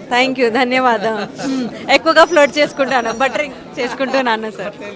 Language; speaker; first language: Telugu; non-native, learner; Hindi